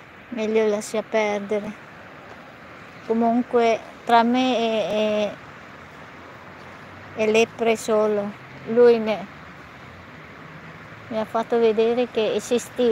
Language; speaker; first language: Italian; non-native, fluent; Filipino